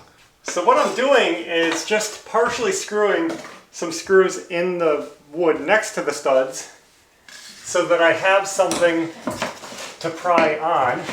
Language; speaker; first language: English; native; English